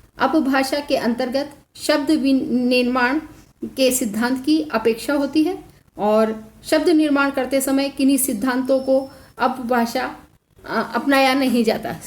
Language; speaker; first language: Hindi; native; Hindi